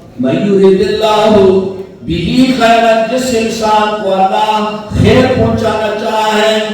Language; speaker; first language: Urdu; non-native, local second language; Pashto